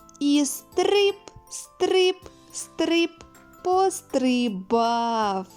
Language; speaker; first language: Ukrainian; native; Ukrainian